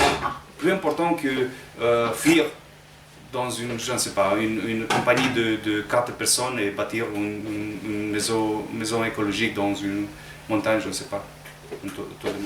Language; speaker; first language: French; non-native, learner; Romanian